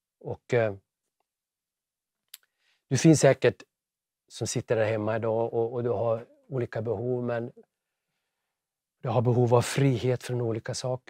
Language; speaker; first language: Swedish; native; Swedish